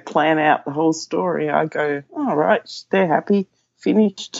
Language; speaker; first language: English; native; English